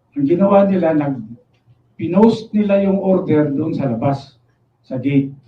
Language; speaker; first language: Filipino; non-native, local second language; Cebuano